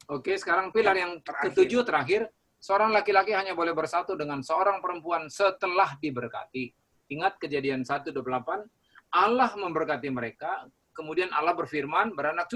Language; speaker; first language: Indonesian; native; Indonesian